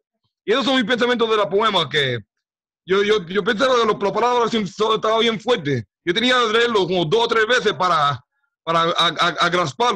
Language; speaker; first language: Spanish; early bilingual, heritage; Spanish